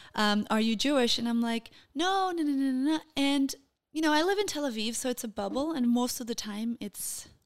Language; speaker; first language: English; non-native, fluent; Portuguese